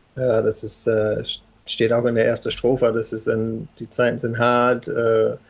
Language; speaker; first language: German; non-native, fluent; English